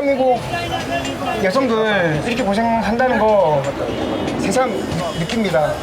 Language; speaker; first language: Korean; native; Korean